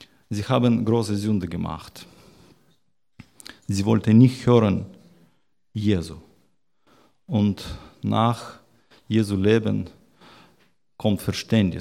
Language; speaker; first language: German; non-native, learner; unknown